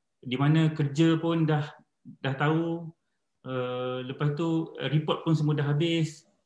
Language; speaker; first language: Malay; native; Malay